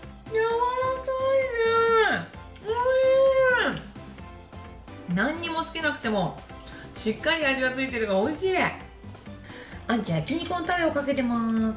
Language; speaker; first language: Japanese; native; Japanese